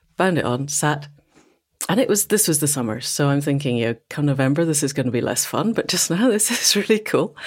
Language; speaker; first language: English; native; English